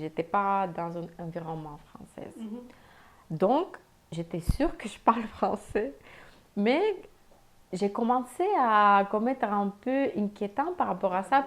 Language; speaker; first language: French; non-native, fluent; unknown